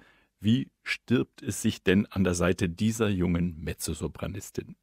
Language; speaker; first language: German; native; German